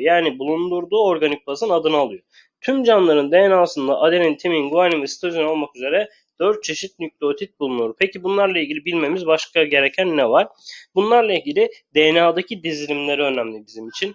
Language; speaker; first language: Turkish; native; Turkish